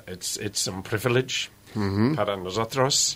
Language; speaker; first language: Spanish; non-native, learner; English